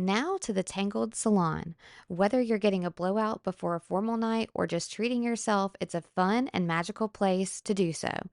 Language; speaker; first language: English; native; English